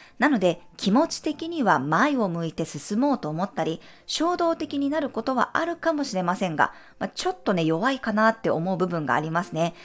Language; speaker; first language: Japanese; native; Japanese